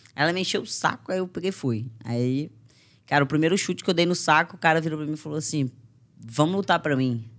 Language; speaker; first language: Portuguese; native; Portuguese